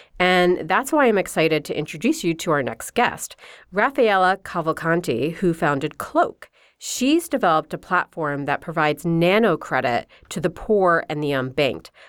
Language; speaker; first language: English; native; English